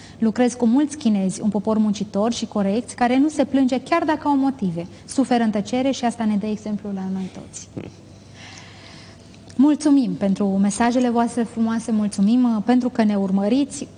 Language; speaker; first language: Romanian; native; Romanian